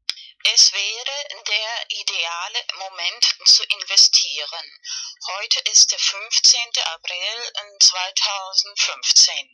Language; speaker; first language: German; non-native, fluent; Spanish